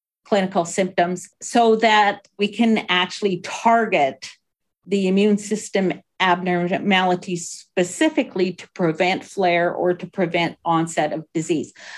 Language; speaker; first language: English; native; English